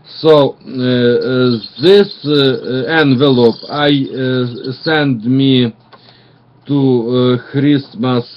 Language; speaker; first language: English; non-native, learner; Russian